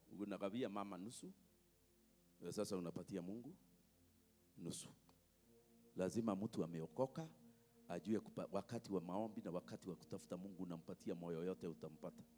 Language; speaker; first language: Swahili; non-native, local second language; Kikuyu